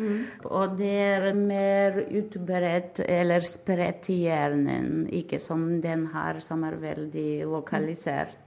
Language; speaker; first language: Norwegian; non-native, fluent; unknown